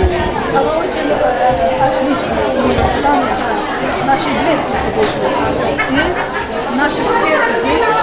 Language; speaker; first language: Russian; non-native, local second language; Azerbaijani